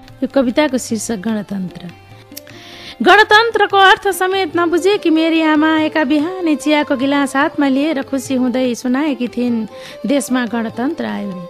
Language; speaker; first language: Nepali; native; Nepali